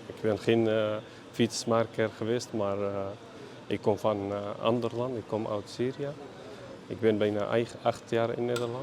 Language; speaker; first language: Dutch; non-native, learner; Arabic